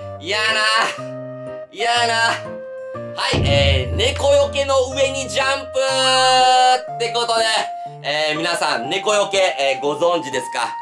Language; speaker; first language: Japanese; native; Japanese